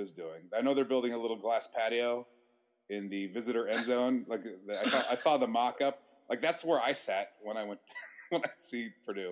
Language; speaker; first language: English; native; English